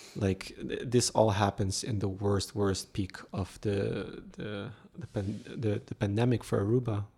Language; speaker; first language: English; non-native, fluent; Papiamento